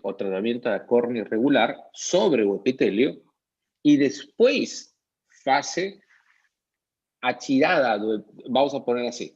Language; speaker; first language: Spanish; non-native, learner; Portuguese